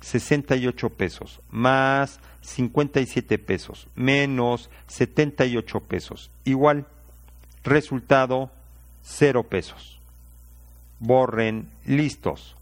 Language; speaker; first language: Spanish; native; Spanish